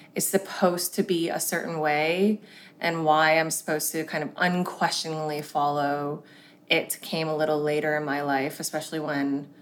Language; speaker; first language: English; early bilingual, other home language; Cantonese